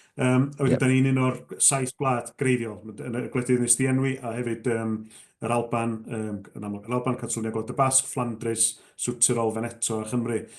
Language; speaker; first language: Welsh; native; Welsh